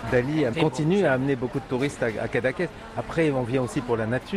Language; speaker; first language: French; native; French